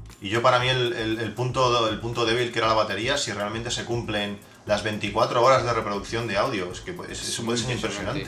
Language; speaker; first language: Spanish; native; Spanish